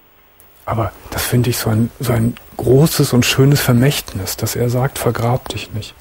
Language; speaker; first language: German; native; German